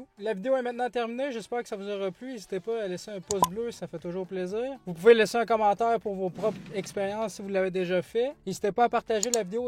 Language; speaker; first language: French; native; French